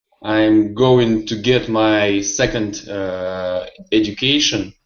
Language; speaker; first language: English; non-native, learner; Russian